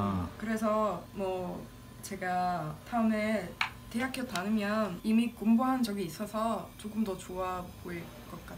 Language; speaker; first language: Korean; non-native, learner; Swedish